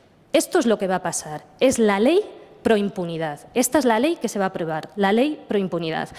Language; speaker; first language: Spanish; native; Spanish